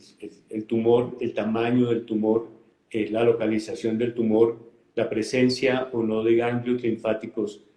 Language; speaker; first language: Spanish; native; Spanish